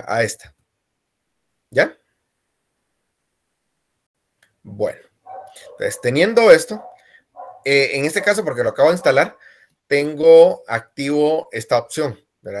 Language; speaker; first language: Spanish; native; Spanish